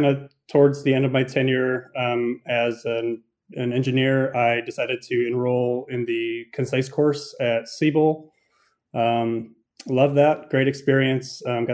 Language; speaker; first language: English; native; English